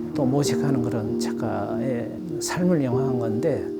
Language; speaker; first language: Korean; native; Korean